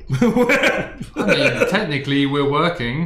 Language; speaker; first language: English; native; English